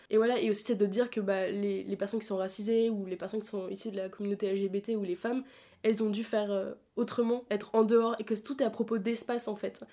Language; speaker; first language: French; native; French